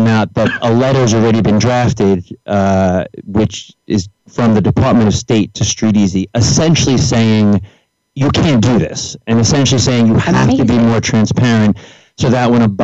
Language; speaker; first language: English; native; English